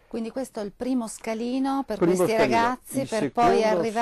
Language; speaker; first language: Italian; native; Italian